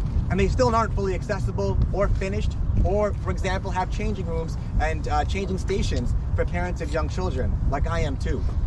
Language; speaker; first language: English; native; English